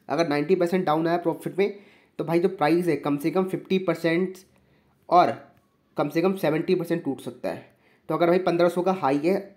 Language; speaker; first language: Hindi; native; Hindi